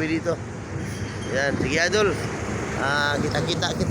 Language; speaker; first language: Filipino; native; Filipino